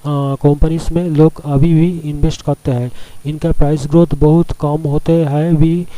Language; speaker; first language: Hindi; non-native, local second language; Bangla